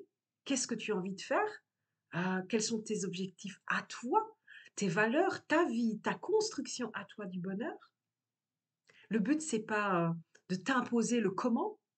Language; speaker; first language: French; native; French